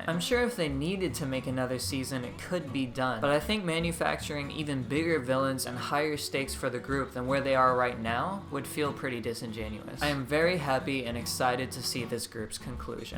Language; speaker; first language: English; native; English